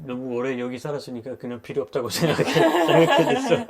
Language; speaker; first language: Korean; non-native, fluent; French